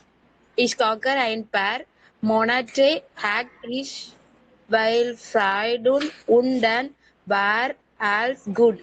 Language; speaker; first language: German; non-native, learner; Tamil